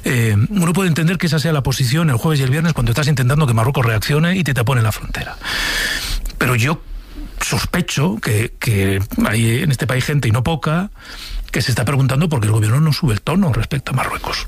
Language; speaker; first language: Spanish; native; Spanish